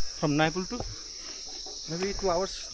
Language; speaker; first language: English; non-native, learner; Nepali